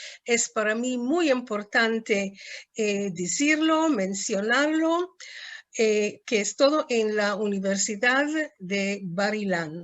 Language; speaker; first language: Spanish; non-native, fluent; Hebrew